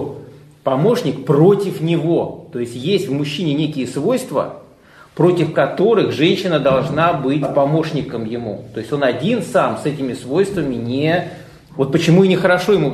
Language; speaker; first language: Russian; native; Russian